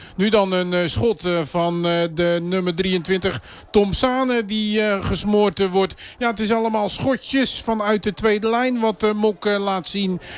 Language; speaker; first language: Dutch; native; Dutch